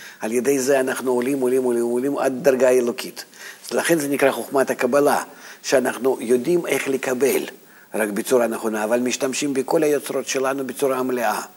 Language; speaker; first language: Hebrew; non-native, fluent; Russian